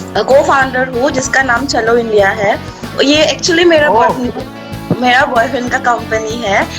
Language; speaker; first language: Hindi; non-native, local second language; Assamese